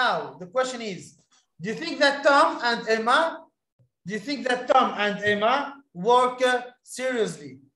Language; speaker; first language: English; non-native, fluent; Arabic